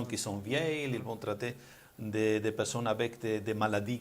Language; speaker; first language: French; non-native, learner; Spanish